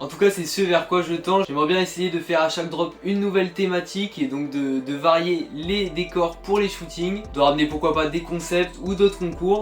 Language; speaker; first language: French; native; French